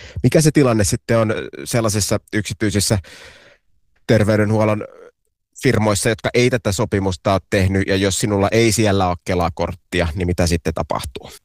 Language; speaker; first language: Finnish; native; Finnish